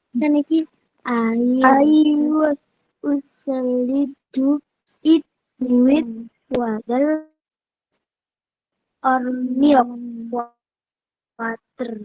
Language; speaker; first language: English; non-native, learner; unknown